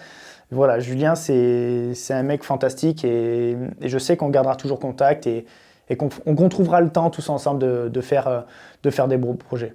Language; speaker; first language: French; native; French